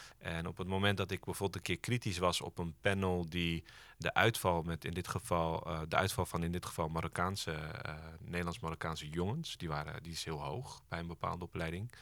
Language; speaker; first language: Dutch; early bilingual, other home language; Turkish